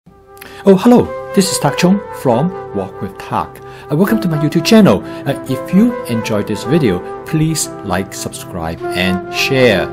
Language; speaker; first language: English; non-native, fluent; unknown